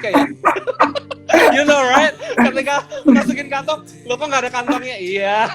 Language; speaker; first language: Indonesian; native; Indonesian